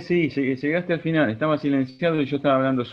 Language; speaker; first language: Spanish; native; Spanish